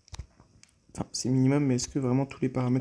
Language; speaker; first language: French; native; French